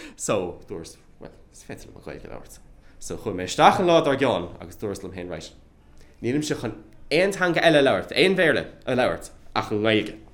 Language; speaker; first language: Irish; non-native, local second language; English